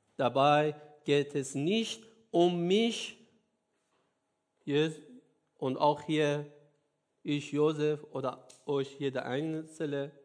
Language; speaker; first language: German; non-native, learner; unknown